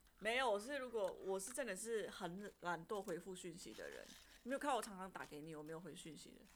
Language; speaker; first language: Chinese; native; Chinese